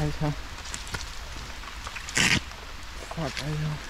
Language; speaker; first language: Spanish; non-native, learner; German